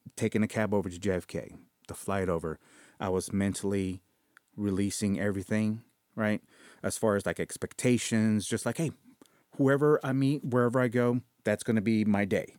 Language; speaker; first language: English; early bilingual, other home language; Spanish